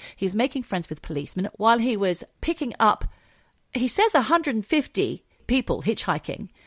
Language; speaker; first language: English; native; English